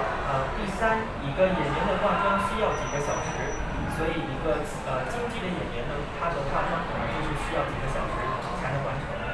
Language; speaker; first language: Chinese; non-native, learner; Indonesian